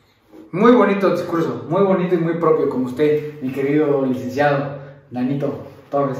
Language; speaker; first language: Spanish; native; Spanish